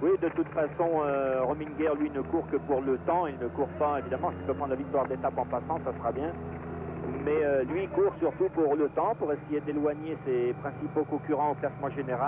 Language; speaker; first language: French; native; French